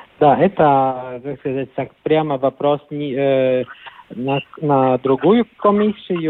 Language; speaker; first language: Russian; non-native, local second language; Latvian